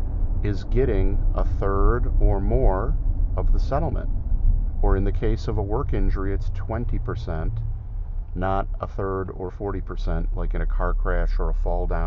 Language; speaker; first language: English; native; English